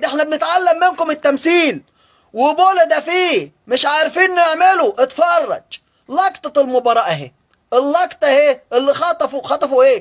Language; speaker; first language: Arabic; native; Arabic